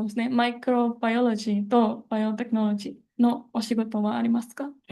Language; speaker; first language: Japanese; non-native, fluent; Indonesian